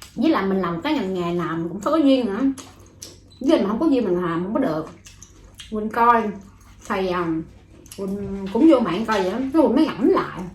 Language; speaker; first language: Vietnamese; native; Vietnamese